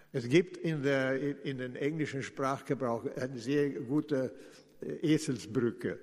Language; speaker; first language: German; non-native, fluent; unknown